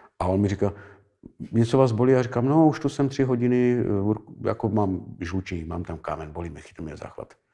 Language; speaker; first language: Czech; native; Czech